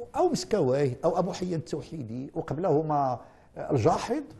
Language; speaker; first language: Arabic; native; Arabic